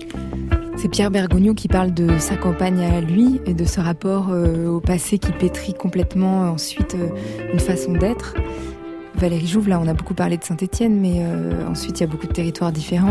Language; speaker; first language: French; native; French